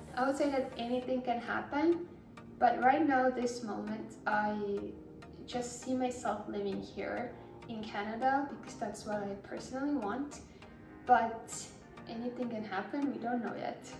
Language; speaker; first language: English; non-native, fluent; Estonian